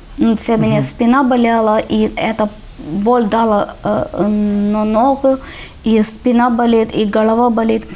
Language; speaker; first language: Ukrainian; non-native, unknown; Malayalam